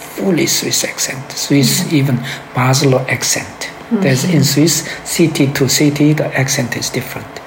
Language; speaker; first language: English; early bilingual, other home language; Korean